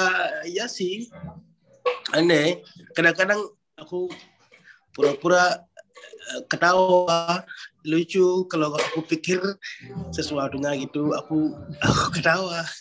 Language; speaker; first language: Indonesian; non-native, learner; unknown